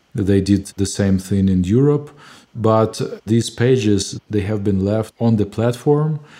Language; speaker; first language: English; non-native, fluent; Ukrainian